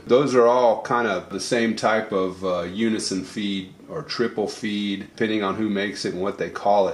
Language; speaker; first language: English; native; English